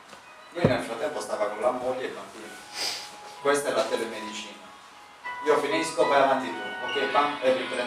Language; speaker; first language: Italian; native; Italian